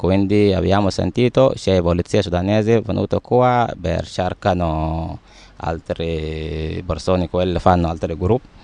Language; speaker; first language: Italian; non-native, learner; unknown